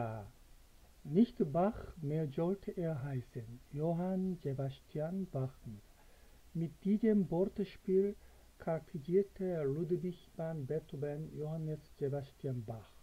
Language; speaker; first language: German; non-native, fluent; Korean